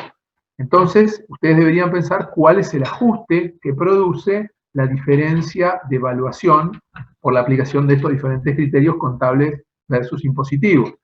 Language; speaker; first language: Spanish; native; Spanish